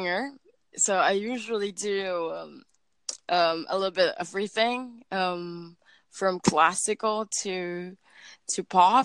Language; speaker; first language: English; non-native, local second language; Filipino